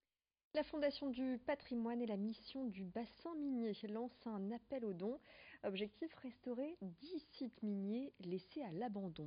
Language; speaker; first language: French; native; French